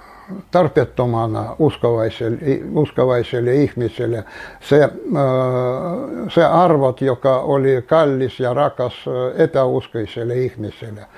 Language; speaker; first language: Finnish; non-native, learner; Russian